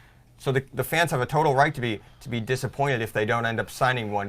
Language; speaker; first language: English; native; English